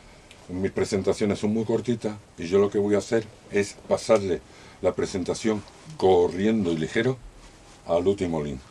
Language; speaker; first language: Spanish; native; Spanish